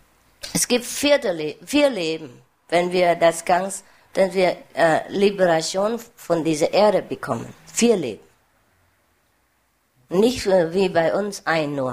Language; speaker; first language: German; non-native, learner; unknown